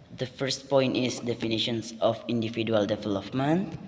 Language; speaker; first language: English; non-native, learner; Indonesian